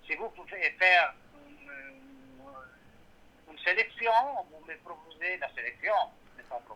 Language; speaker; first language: French; non-native, learner; Italian